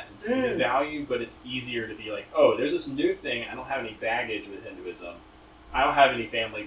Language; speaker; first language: English; native; English